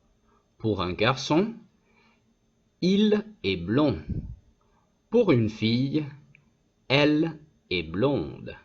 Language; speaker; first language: French; non-native, fluent; Spanish